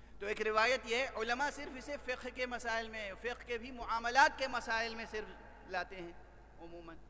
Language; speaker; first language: Urdu; native; Urdu